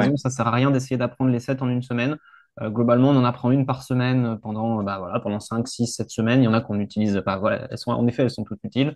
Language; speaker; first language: French; native; French